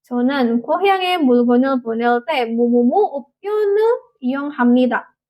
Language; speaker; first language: Korean; non-native, fluent; Indonesian